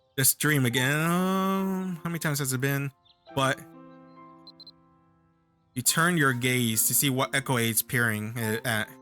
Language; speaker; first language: English; native; English